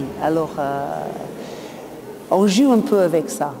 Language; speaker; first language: French; non-native, fluent; English